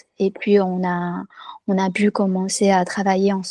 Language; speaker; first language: French; non-native, fluent; Chinese